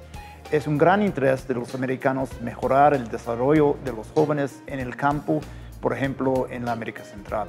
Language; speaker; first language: Spanish; non-native, fluent; English